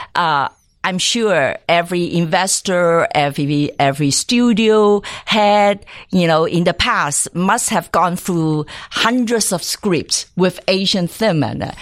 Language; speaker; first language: English; non-native, local second language; Cantonese